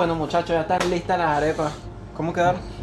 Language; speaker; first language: Spanish; native; Spanish